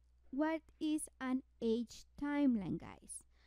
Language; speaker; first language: English; non-native, fluent; Spanish